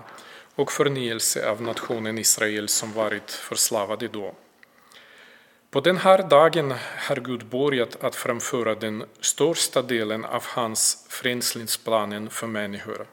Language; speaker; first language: Swedish; non-native, fluent; Russian